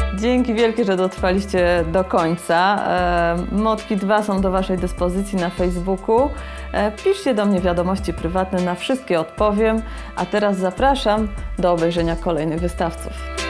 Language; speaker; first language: Polish; native; Polish